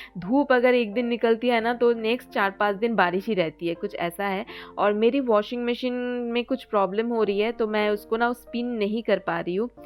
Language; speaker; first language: Hindi; non-native, local second language; Bangla